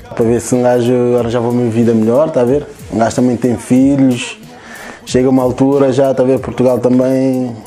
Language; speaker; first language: Portuguese; early bilingual, other home language; Kabuverdianu